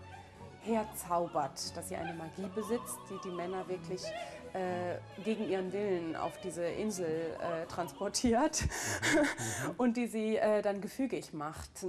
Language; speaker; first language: German; native; German